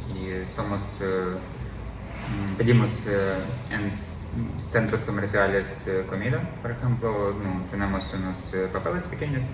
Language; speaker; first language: Spanish; non-native, learner; Ukrainian